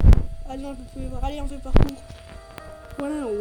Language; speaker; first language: French; native; French